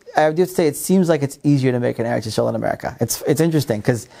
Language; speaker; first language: English; non-native, fluent; Hebrew